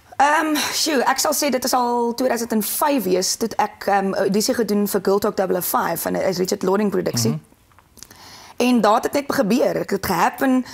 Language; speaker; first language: Afrikaans; native; Afrikaans